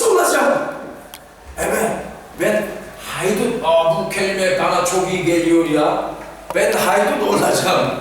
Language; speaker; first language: Turkish; non-native, fluent; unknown